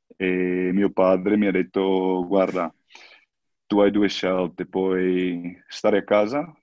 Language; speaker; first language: Italian; non-native, fluent; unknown